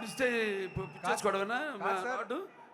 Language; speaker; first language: Telugu; native; Telugu